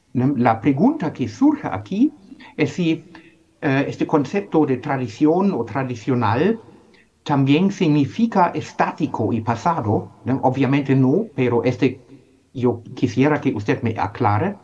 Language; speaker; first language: Spanish; non-native, fluent; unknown